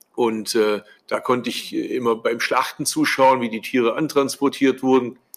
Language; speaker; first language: German; early bilingual, other home language; Turkish